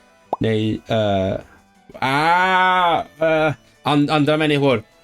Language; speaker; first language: Swedish; non-native, learner; Cantonese